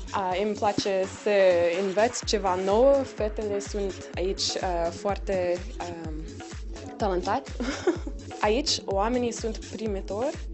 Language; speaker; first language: Romanian; non-native, learner; English